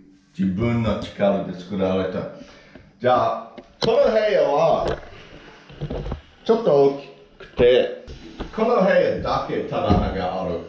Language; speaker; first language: Japanese; non-native, learner; English